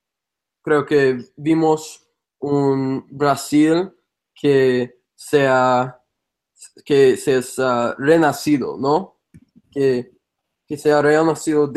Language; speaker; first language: Spanish; non-native, fluent; English